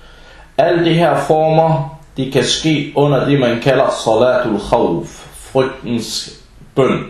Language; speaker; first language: Danish; non-native, fluent; Arabic